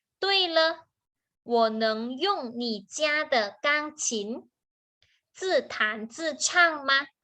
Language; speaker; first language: Chinese; non-native, fluent; Thai